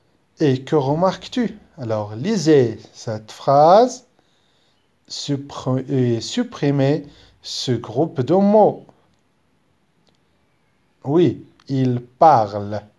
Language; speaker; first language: French; non-native, local second language; Arabic